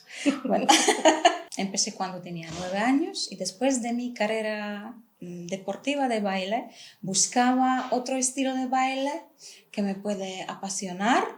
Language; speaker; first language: Spanish; non-native, fluent; Polish